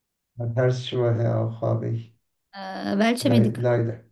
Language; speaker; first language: German; non-native, learner; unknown